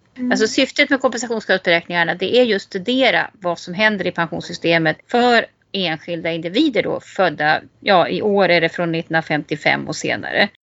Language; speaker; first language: Swedish; native; Swedish